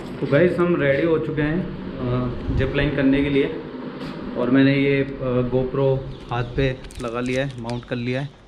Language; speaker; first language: Hindi; native; Hindi